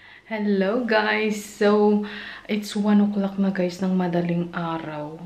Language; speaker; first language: English; non-native, local second language; Filipino